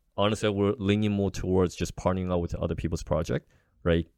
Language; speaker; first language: English; non-native, fluent; Chinese